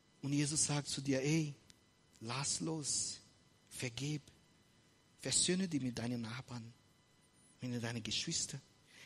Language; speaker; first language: German; non-native, fluent; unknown